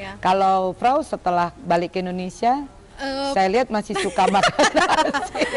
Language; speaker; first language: Indonesian; native; Indonesian